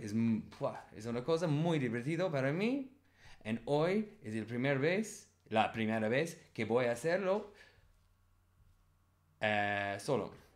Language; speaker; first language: Spanish; non-native, learner; English